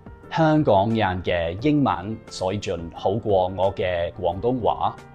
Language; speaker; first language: Cantonese; non-native, fluent; English